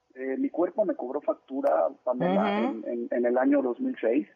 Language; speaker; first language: Spanish; native; Spanish